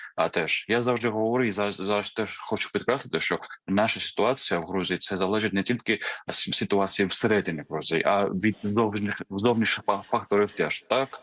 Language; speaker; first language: Ukrainian; non-native, fluent; Georgian